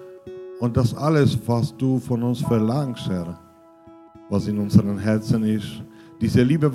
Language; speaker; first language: German; non-native, fluent; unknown